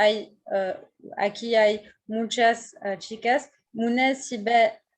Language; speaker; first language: Spanish; non-native, fluent; French